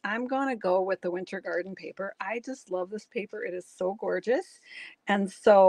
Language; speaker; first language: English; native; English